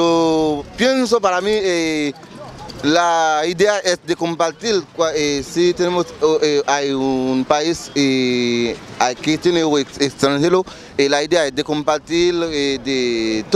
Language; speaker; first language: Spanish; non-native, learner; Haitian Creole